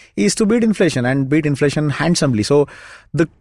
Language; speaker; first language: English; non-native, local second language; Kannada